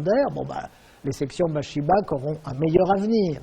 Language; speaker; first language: French; native; French